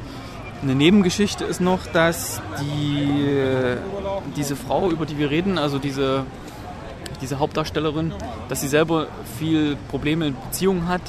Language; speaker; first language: German; native; German